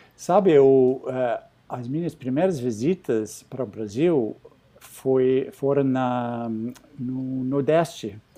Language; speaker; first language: Portuguese; non-native, fluent; English